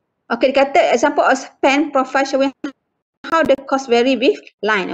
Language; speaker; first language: English; non-native, local second language; Malay